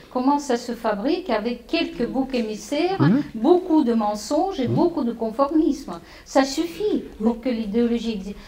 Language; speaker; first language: French; non-native, fluent; Russian